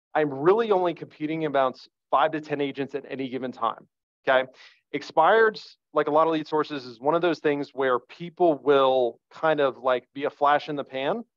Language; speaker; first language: English; native; English